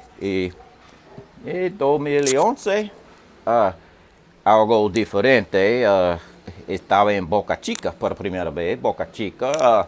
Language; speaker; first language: Spanish; non-native, learner; English